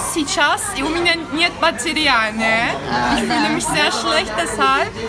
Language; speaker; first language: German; non-native, learner; Turkish